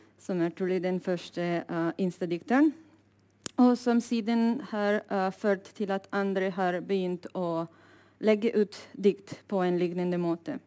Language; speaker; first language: Norwegian; non-native, fluent; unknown